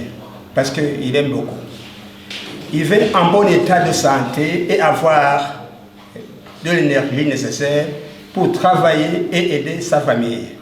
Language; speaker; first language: French; non-native, local second language; Rundi